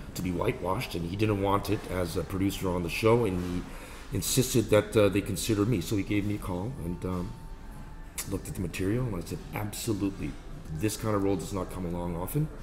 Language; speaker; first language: English; native; English